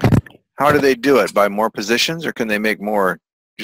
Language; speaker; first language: English; native; English